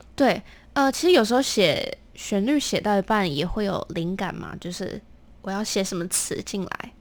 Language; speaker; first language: Chinese; non-native, local second language; Min Nan Chinese